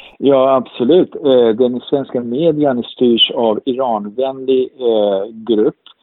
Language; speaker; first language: Swedish; non-native, fluent; Persian